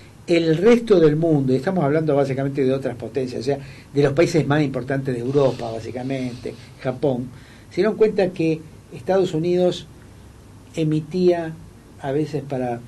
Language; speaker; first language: Spanish; native; Spanish